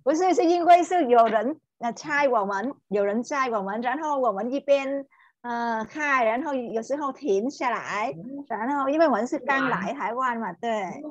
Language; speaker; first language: Chinese; non-native, fluent; Vietnamese